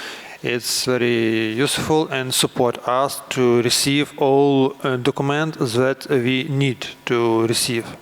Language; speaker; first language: English; non-native, learner; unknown